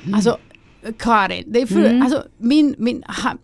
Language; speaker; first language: Swedish; non-native, fluent; Greek